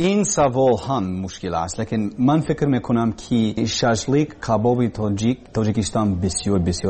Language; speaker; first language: Persian; non-native, learner; English